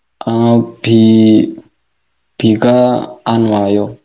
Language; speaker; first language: Korean; non-native, learner; Indonesian